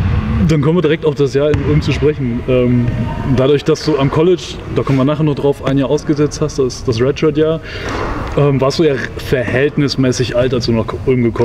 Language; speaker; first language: German; native; German